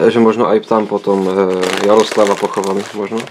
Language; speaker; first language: Polish; non-native, learner; Slovak